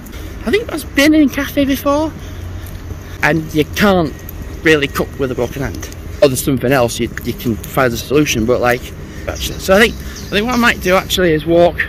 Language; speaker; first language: English; native; English